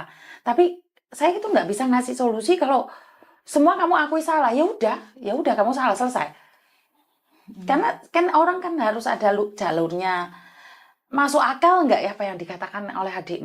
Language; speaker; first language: Malay; native; Malay